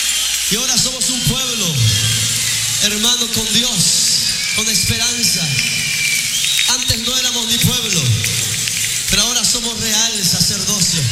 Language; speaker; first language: Spanish; native; Spanish